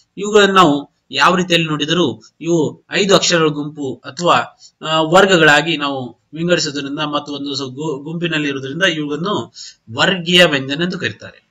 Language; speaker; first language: Kannada; non-native, local second language; Urdu